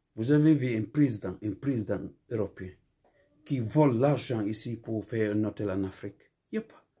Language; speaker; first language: French; non-native, local second language; Fula